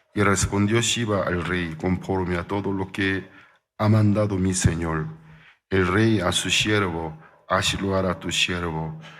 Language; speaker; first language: Spanish; non-native, fluent; Korean